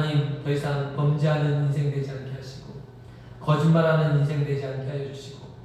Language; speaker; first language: Korean; native; Korean